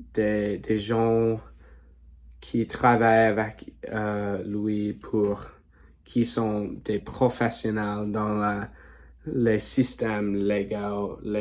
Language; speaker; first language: French; non-native, learner; English